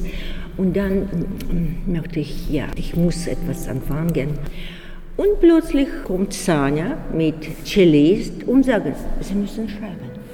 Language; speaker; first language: German; non-native, learner; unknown